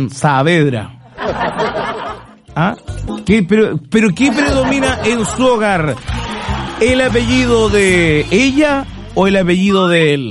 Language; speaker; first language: Spanish; native; Spanish